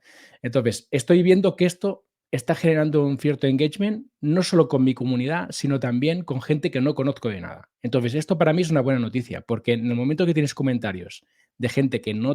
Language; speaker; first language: Spanish; native; Spanish